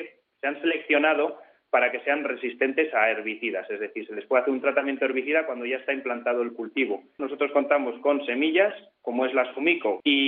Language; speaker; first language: Spanish; native; Spanish